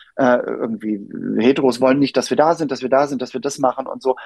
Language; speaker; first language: German; native; German